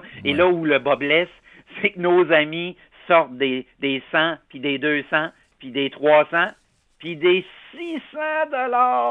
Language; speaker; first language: French; native; French